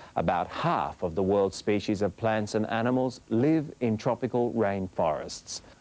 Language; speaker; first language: English; native; English